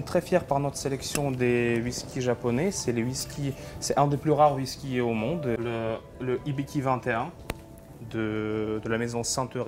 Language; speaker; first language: French; non-native, fluent; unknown